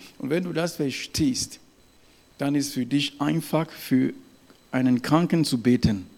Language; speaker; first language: German; non-native, fluent; French